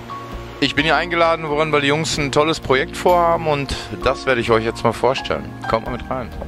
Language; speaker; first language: German; native; German